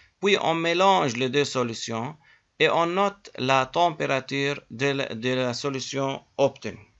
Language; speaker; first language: French; native; French